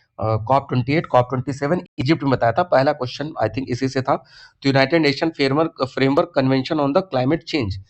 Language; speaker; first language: Hindi; native; Hindi